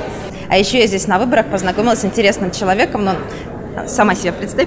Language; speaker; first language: Russian; native; Russian